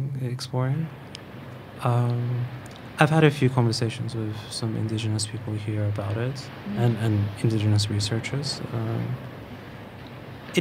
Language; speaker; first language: English; non-native, fluent; Persian